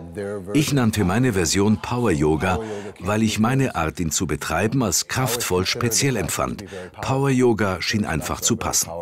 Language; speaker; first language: German; native; German